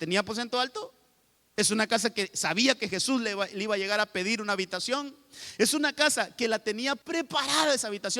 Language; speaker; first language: Spanish; native; Spanish